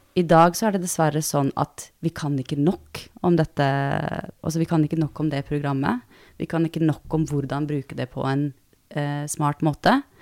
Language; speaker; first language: Norwegian; early bilingual, other home language; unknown